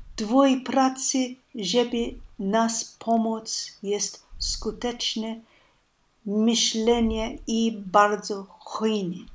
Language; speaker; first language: Polish; non-native, learner; English